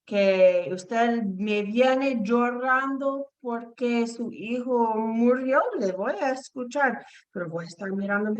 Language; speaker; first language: Spanish; non-native, fluent; English